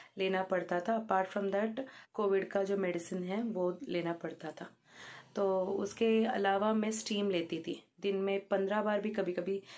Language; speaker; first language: Hindi; non-native, local second language; Telugu